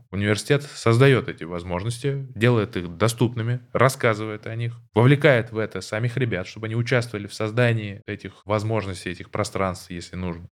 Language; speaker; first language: Russian; native; Russian